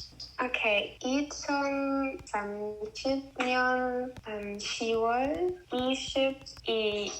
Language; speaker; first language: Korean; non-native, learner; English